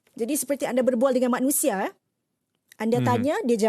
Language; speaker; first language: Malay; native; Malay